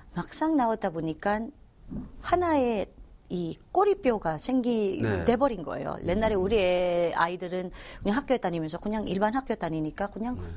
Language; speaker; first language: Korean; non-native, fluent; Filipino